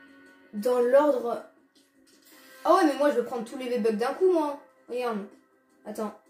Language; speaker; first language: French; native; French